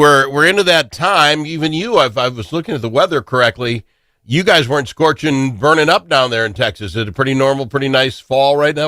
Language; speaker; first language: English; native; English